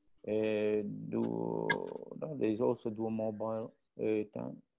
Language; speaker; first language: English; non-native, fluent; Italian